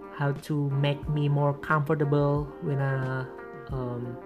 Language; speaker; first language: English; non-native, fluent; Indonesian